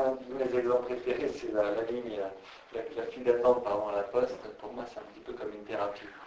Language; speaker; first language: French; native; French